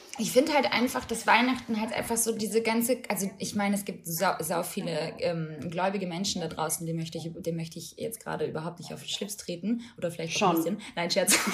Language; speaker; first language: German; early bilingual, other home language; Albanian